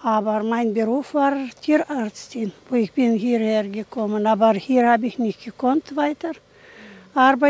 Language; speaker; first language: German; early bilingual, heritage; German